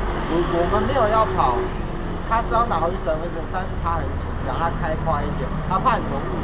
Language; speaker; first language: Chinese; native; Chinese